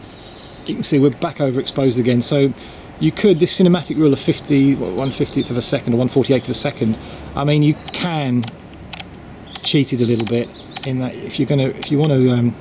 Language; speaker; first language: English; native; English